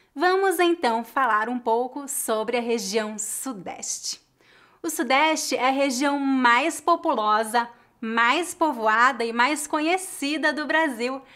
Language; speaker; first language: Portuguese; native; Portuguese